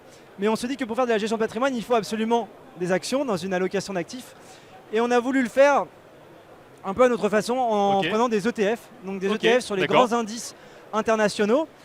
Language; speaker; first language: French; native; French